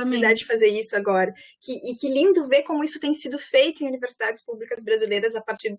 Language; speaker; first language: Portuguese; native; Portuguese